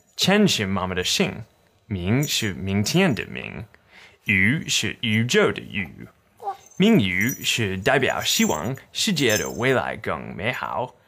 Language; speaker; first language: Chinese; non-native, learner; English